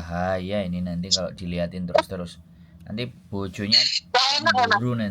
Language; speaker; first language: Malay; non-native, local second language; Javanese